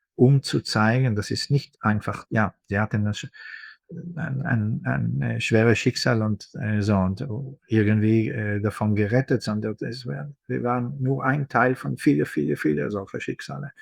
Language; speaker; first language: German; non-native, fluent; Hebrew